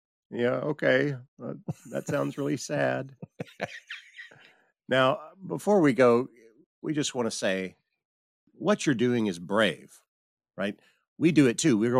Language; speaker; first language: English; native; English